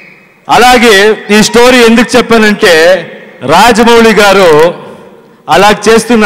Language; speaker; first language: Telugu; non-native, learner; Kannada